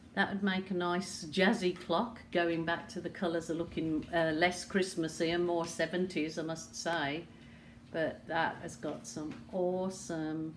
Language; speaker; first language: English; native; English